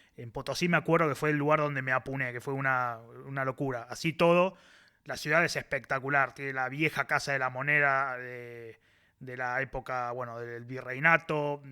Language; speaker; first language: Spanish; native; Spanish